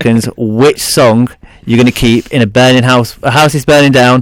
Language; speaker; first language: English; native; English